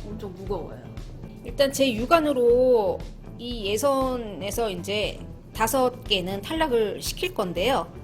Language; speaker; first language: Korean; native; Korean